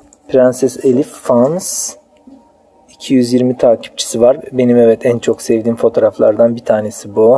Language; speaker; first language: Turkish; native; Turkish